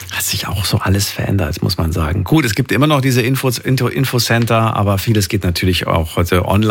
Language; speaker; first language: German; native; German